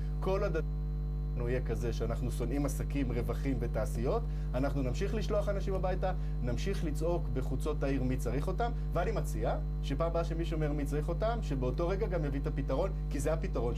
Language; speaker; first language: Hebrew; native; Hebrew